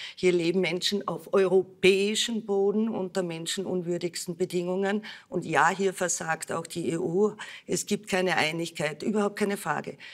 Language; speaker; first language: German; native; German